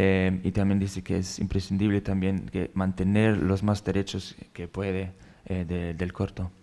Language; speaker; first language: Spanish; non-native, fluent; German